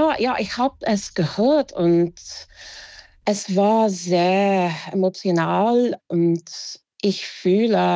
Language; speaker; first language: German; non-native, fluent; English